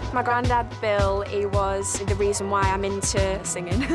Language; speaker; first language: English; native; English